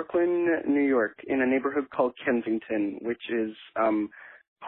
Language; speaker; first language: English; native; English